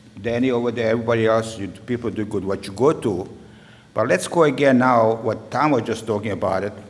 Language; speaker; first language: English; non-native, learner; Serbian